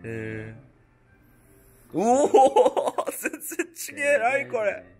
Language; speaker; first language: Japanese; native; Japanese